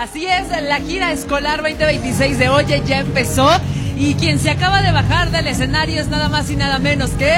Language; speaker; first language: Spanish; native; Spanish